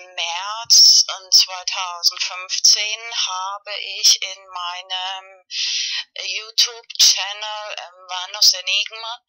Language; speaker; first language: German; non-native, fluent; Spanish